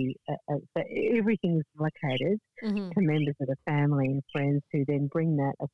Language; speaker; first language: English; native; English